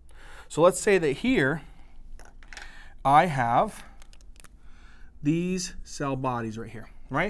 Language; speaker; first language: English; native; English